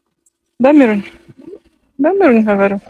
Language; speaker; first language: Russian; native; Russian